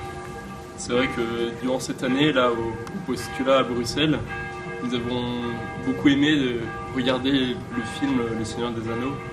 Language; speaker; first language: French; native; French